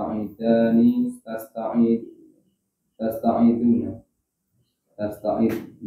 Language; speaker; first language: Arabic; non-native, learner; Indonesian